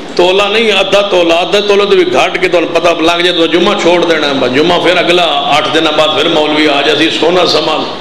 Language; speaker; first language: Urdu; non-native, local second language; Punjabi